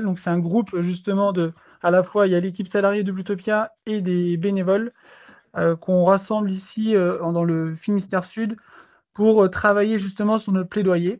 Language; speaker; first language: French; native; French